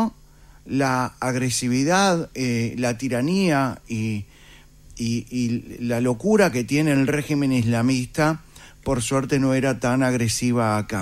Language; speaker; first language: Spanish; native; Spanish